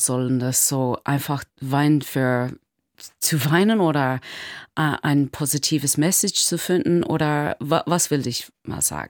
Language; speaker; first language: German; non-native, learner; English